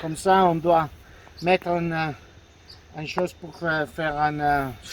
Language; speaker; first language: French; non-native, fluent; Spanish